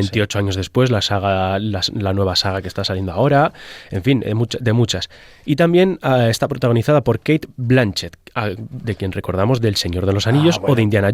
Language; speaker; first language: Spanish; native; Spanish